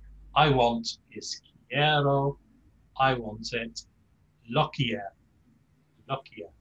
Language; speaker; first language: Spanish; non-native, fluent; English